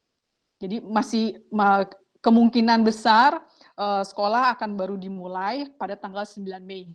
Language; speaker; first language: Indonesian; native; Indonesian